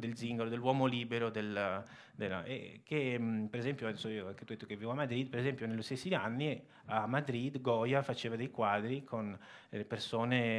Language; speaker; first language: Italian; native; Italian